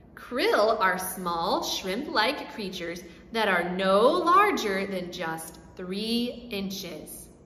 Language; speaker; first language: English; native; English